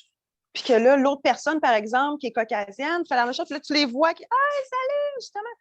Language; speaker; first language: French; native; French